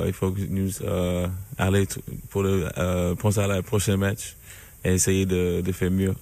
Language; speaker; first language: French; non-native, learner; English